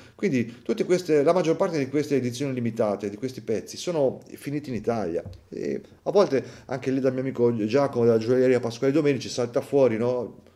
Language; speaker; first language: Italian; native; Italian